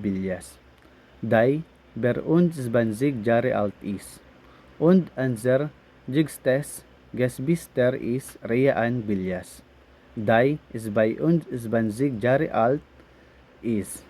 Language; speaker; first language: German; non-native, learner; Filipino